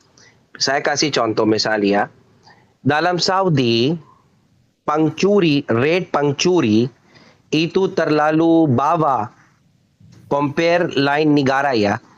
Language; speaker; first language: Indonesian; non-native, learner; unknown